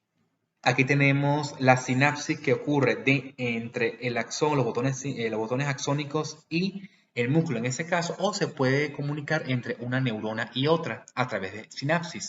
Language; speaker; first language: Spanish; native; Spanish